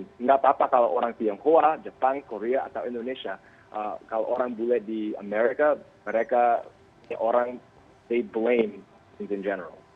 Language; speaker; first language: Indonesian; early bilingual, heritage; Indonesian